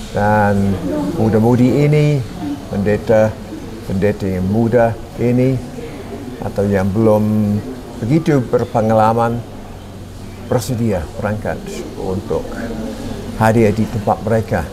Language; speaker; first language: Indonesian; non-native, fluent; English